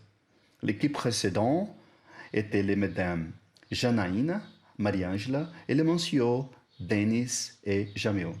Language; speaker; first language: French; non-native, learner; Portuguese